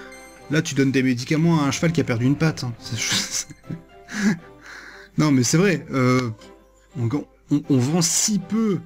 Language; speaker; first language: French; native; French